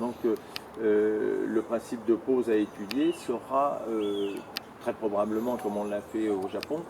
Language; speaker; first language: French; native; French